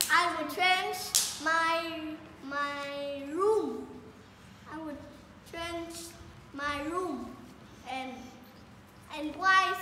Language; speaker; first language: English; non-native, learner; Vietnamese